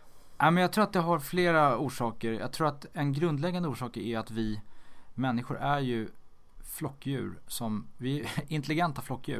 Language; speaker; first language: Swedish; native; Swedish